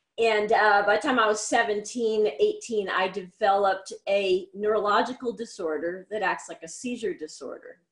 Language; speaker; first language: English; native; English